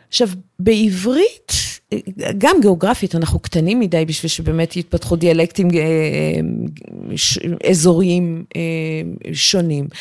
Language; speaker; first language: Hebrew; early bilingual, other home language; Persian